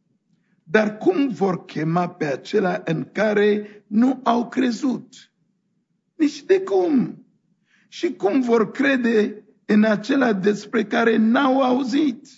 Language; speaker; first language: Romanian; non-native, fluent; French